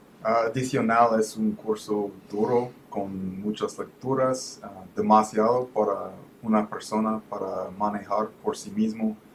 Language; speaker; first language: Spanish; non-native, fluent; English